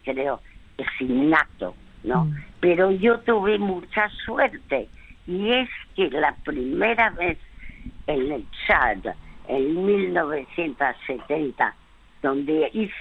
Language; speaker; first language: Spanish; early bilingual, other home language; French